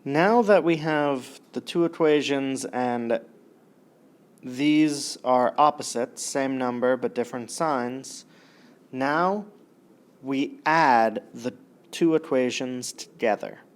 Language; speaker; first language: English; native; English